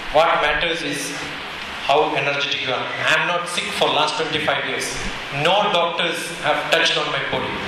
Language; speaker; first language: English; non-native, local second language; Malayalam